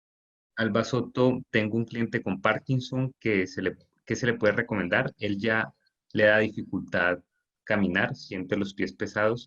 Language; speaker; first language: Spanish; native; Spanish